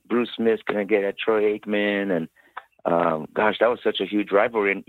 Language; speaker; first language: English; native; English